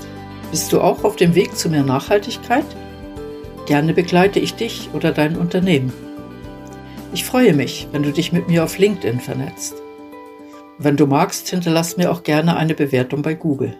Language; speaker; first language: German; native; German